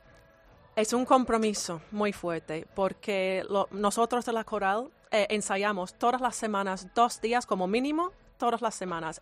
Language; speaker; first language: Spanish; non-native, fluent; English